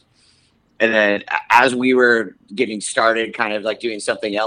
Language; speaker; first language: English; native; English